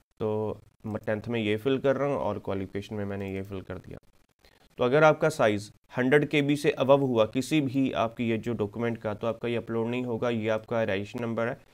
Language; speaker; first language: Hindi; non-native, local second language; Punjabi